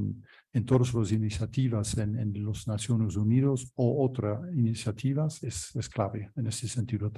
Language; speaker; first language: Spanish; non-native, fluent; Dutch